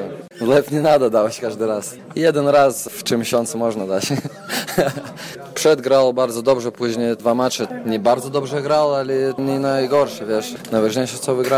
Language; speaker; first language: Polish; non-native, learner; Lithuanian